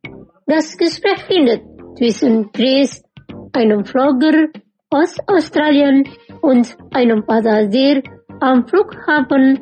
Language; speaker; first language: German; non-native, fluent; Indonesian